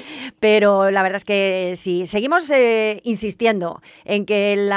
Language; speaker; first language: Spanish; native; Spanish